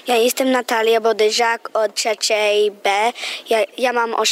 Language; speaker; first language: Polish; early bilingual, heritage; Polish